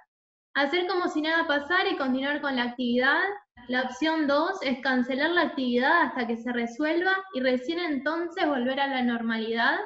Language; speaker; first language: Spanish; native; Spanish